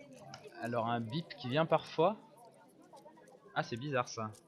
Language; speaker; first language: French; native; French